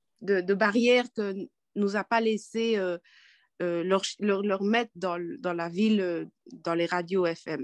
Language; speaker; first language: French; non-native, fluent; Quechua